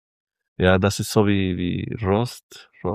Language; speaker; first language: German; non-native, fluent; Spanish